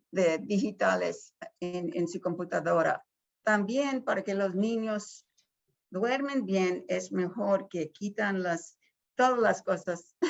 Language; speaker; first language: Spanish; early bilingual, heritage; Spanish